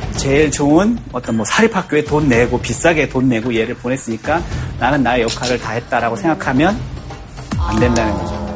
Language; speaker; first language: Korean; native; Korean